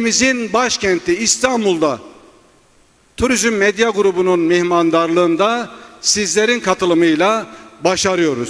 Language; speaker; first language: Turkish; native; Turkish